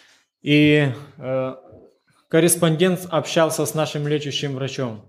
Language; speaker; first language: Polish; non-native, learner; Ukrainian